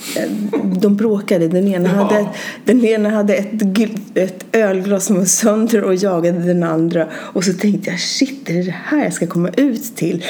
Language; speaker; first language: Swedish; early bilingual, other home language; Spanish